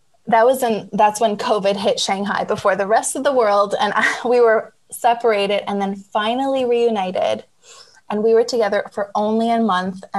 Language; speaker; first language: English; native; English